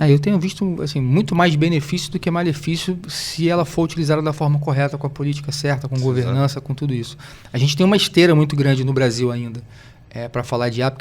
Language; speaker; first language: Portuguese; native; Portuguese